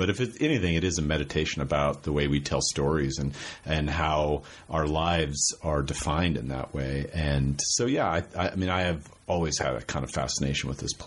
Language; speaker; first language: English; native; English